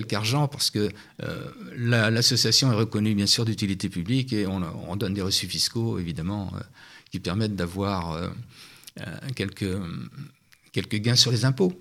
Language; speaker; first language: French; native; French